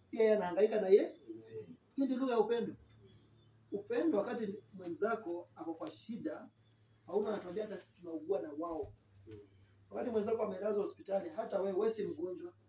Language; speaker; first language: Swahili; native; Swahili